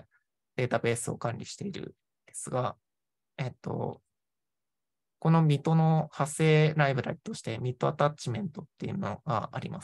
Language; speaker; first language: Japanese; native; Japanese